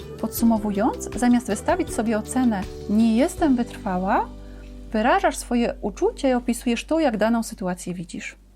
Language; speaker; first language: Polish; native; Polish